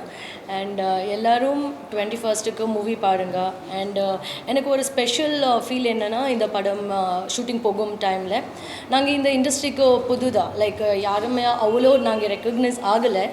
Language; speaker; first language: Tamil; non-native, learner; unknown